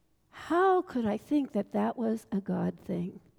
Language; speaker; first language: English; native; English